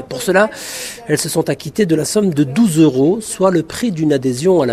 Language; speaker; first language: French; native; French